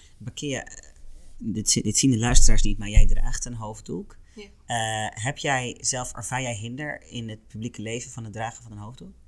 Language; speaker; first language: Dutch; native; Dutch